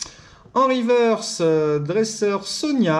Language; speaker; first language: French; native; French